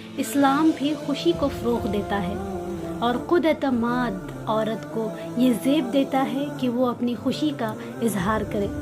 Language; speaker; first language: Urdu; native; Urdu